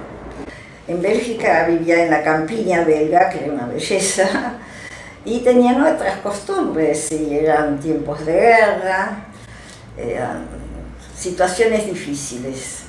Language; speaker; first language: Spanish; early bilingual, other home language; French